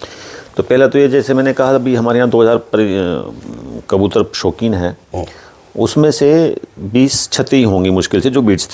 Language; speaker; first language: Hindi; native; Hindi